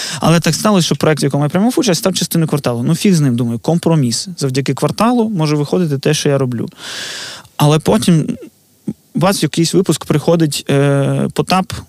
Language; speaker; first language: Ukrainian; non-native, local second language; Russian